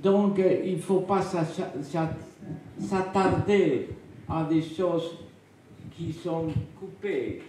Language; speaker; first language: French; non-native, fluent; Spanish